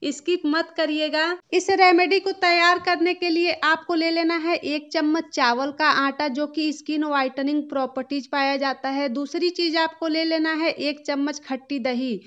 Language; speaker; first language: Hindi; native; Hindi